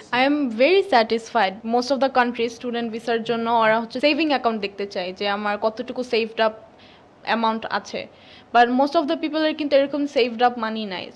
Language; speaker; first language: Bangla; early bilingual, heritage; Bangla